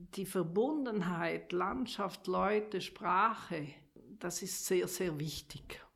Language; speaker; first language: German; non-native, local second language; Romansh